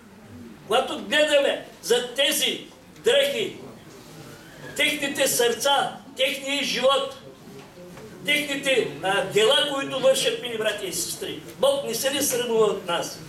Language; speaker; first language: Bulgarian; non-native, local second language; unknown